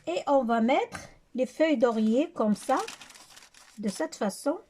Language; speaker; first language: French; non-native, local second language; Arabic